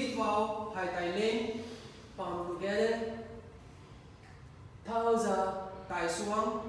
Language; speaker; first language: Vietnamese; non-native, learner; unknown